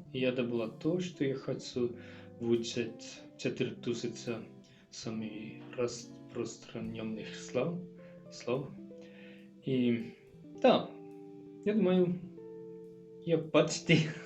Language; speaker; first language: Russian; non-native, learner; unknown